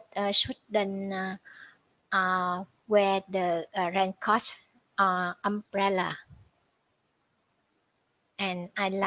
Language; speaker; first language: English; non-native, learner; Vietnamese